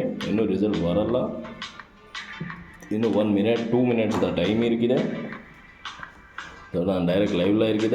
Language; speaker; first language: Tamil; non-native, learner; Kannada